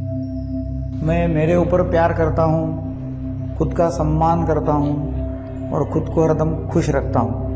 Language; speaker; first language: Hindi; non-native, local second language; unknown